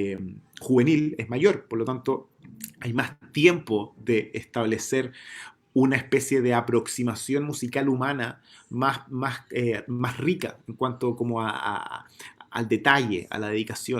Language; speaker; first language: Spanish; native; Spanish